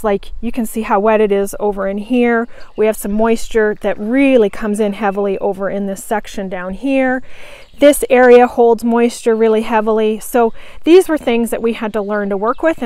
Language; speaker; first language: English; native; English